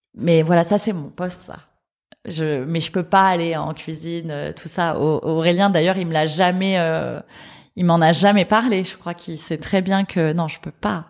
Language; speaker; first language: French; native; French